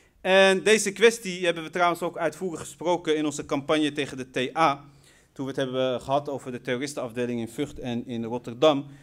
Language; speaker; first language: Dutch; early bilingual, other home language; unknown